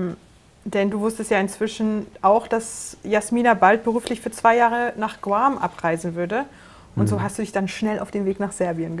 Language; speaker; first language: German; native; German